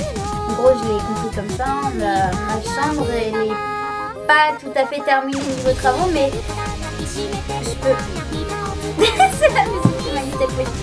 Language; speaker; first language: French; native; French